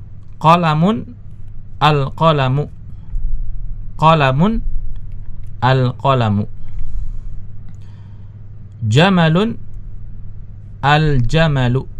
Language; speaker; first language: Arabic; non-native, fluent; Indonesian